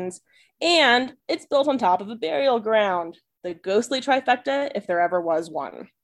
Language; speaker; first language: English; native; English